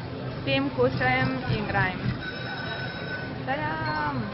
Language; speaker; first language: Russian; early bilingual, heritage; Russian